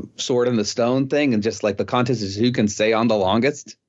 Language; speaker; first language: English; native; English